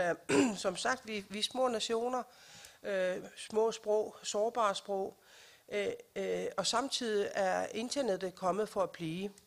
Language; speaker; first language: Danish; non-native, local second language; Kalaallisut